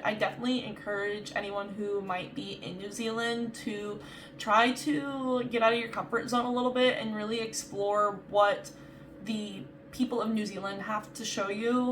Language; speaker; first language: English; native; English